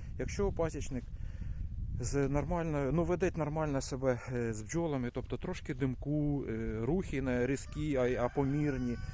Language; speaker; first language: Ukrainian; non-native, local second language; Russian